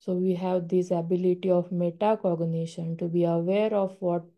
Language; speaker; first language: English; non-native, local second language; Marathi